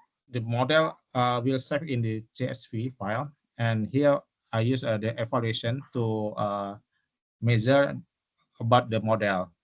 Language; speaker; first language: English; non-native, local second language; Indonesian